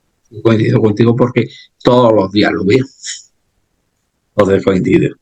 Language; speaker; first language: Spanish; native; Spanish